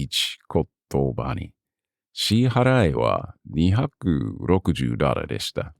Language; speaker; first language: Japanese; non-native, learner; English